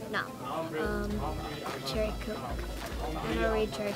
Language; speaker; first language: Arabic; non-native, learner; English